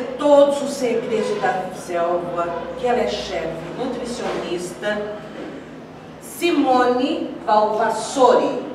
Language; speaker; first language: Portuguese; native; Portuguese